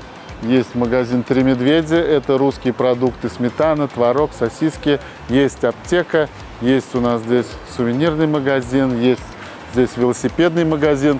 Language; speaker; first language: Russian; native; Russian